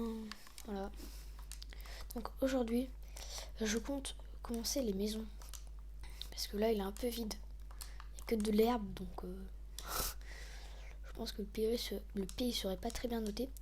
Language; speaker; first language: French; native; French